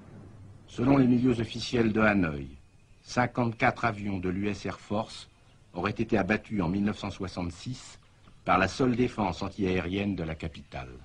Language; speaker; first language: French; native; French